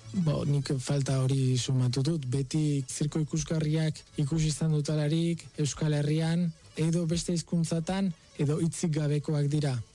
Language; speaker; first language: Basque; non-native, fluent; Spanish